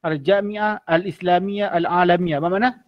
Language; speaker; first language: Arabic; non-native, fluent; Malay